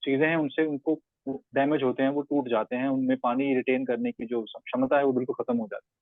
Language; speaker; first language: Hindi; non-native, local second language; Punjabi